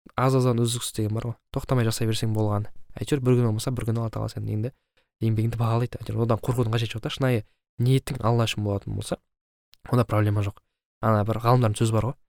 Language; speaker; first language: Kazakh; native; Kazakh